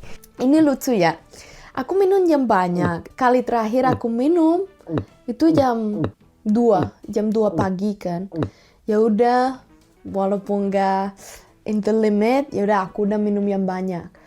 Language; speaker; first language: Indonesian; non-native, fluent; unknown